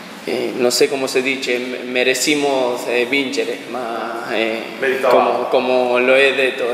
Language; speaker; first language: Italian; non-native, learner; Spanish